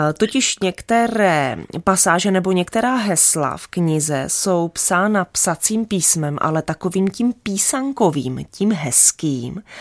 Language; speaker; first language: Czech; native; Czech